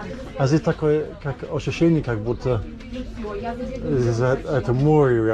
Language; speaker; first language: Russian; non-native, learner; English